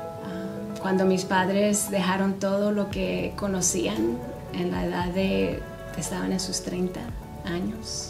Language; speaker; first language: Spanish; early bilingual, heritage; Spanish